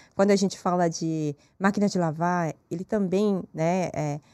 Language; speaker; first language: Portuguese; non-native, fluent; Korean